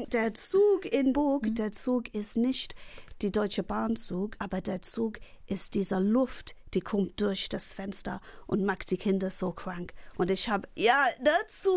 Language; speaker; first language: German; non-native, fluent; English